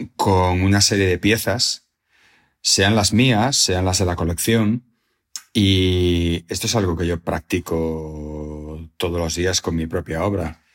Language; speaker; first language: Spanish; native; Spanish